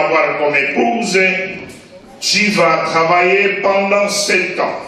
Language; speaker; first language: French; non-native, local second language; Lingala